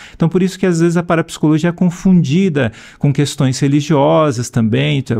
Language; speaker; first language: Portuguese; native; Portuguese